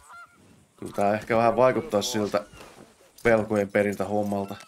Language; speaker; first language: Finnish; native; Finnish